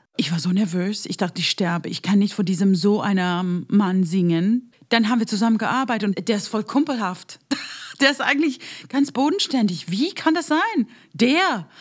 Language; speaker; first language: German; non-native, fluent; English